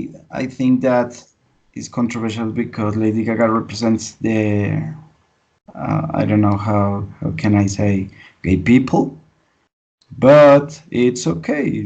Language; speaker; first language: English; non-native, learner; Spanish